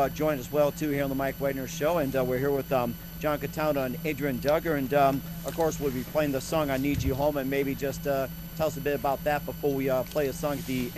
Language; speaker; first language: English; native; English